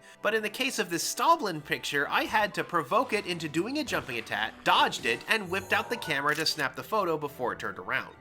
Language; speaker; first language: English; native; English